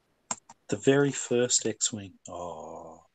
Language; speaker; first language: English; native; English